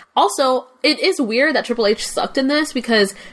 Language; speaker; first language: English; non-native, fluent; Spanish